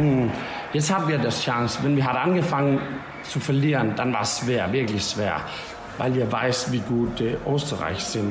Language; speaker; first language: German; non-native, learner; Danish